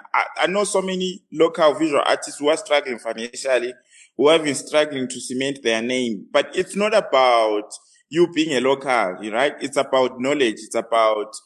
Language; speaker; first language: English; non-native, local second language; North Ndebele